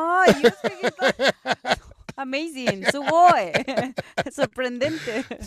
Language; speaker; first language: English; non-native, learner; Spanish